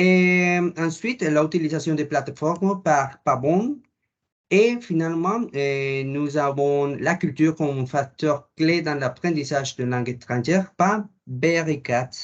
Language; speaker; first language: French; non-native, learner; Spanish